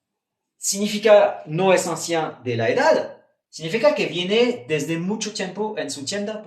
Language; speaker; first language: Spanish; non-native, fluent; French